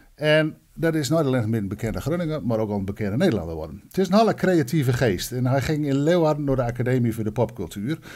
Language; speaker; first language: Dutch; native; Dutch